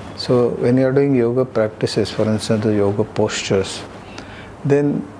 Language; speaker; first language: English; non-native, local second language; Marathi